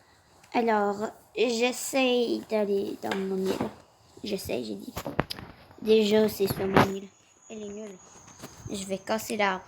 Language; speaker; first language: French; native; French